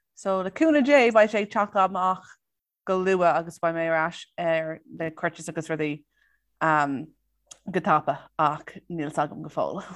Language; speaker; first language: Irish; non-native, local second language; English